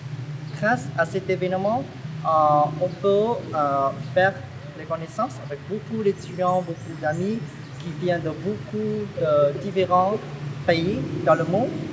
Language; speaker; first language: French; non-native, learner; Vietnamese